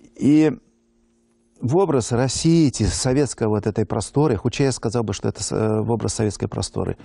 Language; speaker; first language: Russian; non-native, local second language; Belarusian